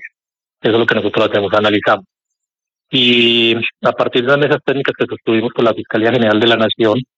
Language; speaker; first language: Spanish; native; Spanish